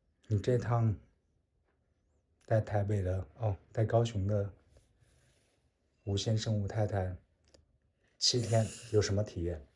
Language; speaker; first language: Chinese; native; Chinese